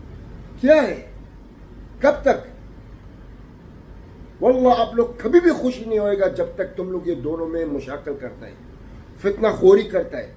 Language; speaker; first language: Hindi; non-native, learner; Arabic